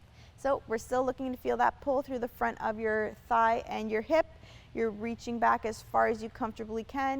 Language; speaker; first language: English; native; English